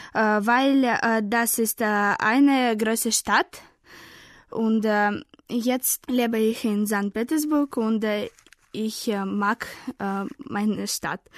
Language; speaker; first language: German; non-native, learner; Russian